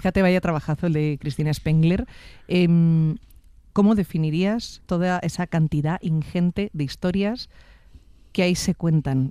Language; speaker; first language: Spanish; native; Spanish